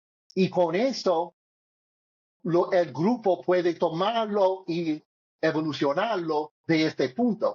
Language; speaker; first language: Spanish; non-native, learner; English